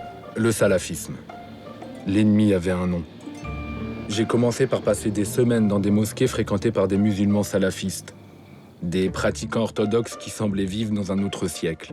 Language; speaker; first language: French; native; French